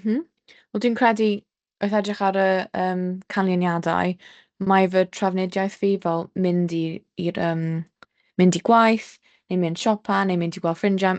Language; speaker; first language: Welsh; non-native, local second language; English